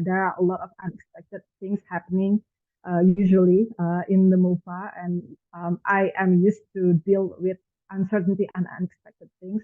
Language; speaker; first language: English; non-native, fluent; Indonesian